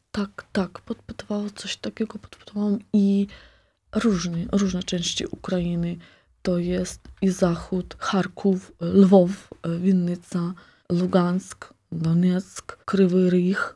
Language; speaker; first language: Polish; non-native, local second language; Ukrainian